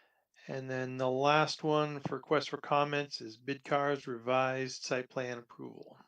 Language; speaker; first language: English; native; English